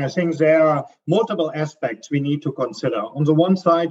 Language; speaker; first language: English; non-native, fluent; German